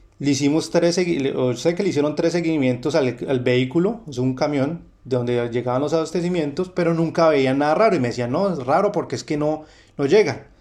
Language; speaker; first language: Spanish; native; Spanish